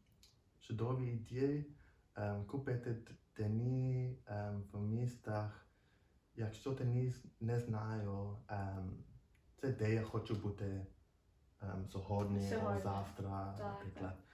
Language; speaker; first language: Ukrainian; non-native, learner; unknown